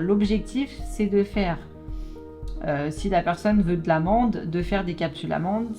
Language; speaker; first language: French; native; French